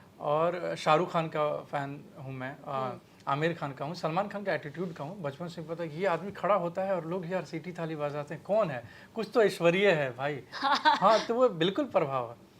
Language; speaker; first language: Hindi; native; Hindi